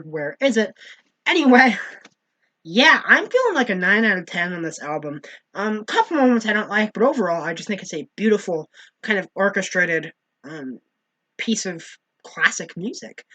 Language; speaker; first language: English; native; English